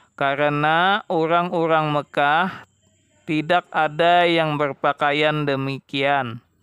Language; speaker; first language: Indonesian; non-native, local second language; Banjar